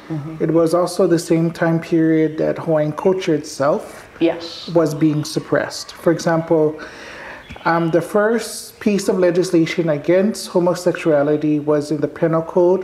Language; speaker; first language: English; early bilingual, other home language; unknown